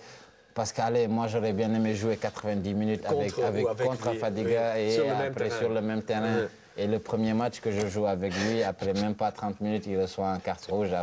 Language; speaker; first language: French; non-native, local second language; Wolof